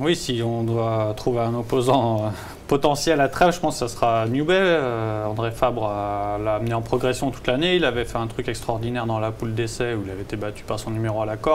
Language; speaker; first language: French; native; French